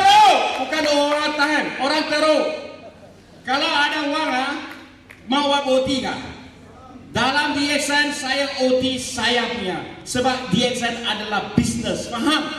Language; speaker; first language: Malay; non-native, local second language; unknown